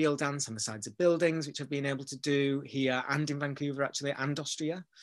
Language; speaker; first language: English; native; English